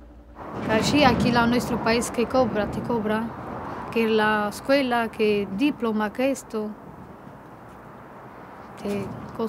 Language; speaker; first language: Spanish; non-native, learner; Romanian